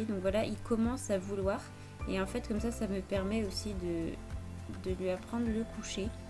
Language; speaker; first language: French; native; French